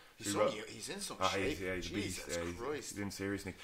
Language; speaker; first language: English; native; English